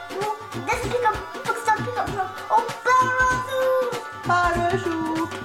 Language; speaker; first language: English; native; English